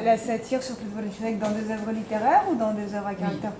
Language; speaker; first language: French; native; French